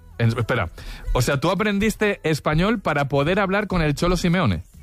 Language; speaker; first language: Spanish; native; Spanish